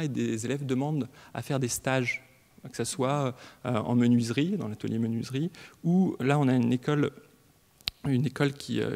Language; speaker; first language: French; native; French